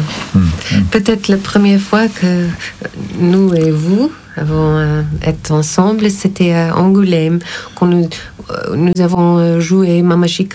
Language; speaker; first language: French; non-native, learner; English